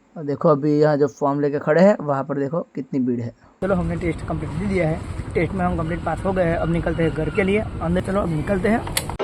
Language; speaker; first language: Hindi; non-native, local second language; Gujarati